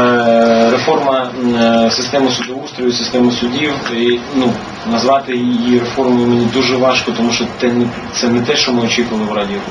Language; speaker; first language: Ukrainian; native; Ukrainian